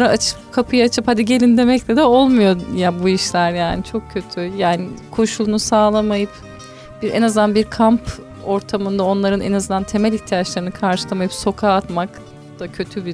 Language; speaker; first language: Turkish; native; Turkish